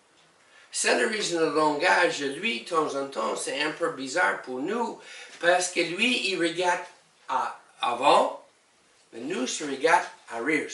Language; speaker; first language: French; non-native, learner; English